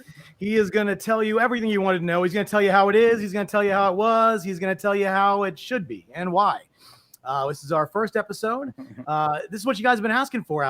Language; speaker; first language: English; native; English